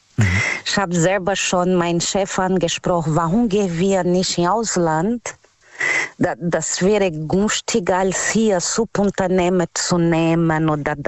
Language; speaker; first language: German; non-native, learner; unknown